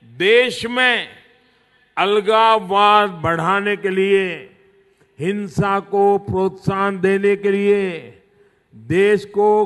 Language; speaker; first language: Hindi; native; Hindi